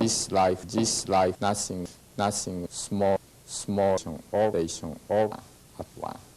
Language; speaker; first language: English; non-native, learner; Japanese